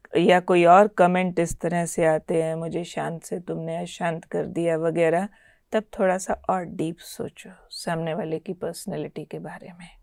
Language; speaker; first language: Hindi; native; Hindi